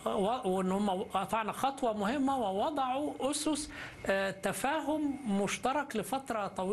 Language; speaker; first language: Arabic; native; Arabic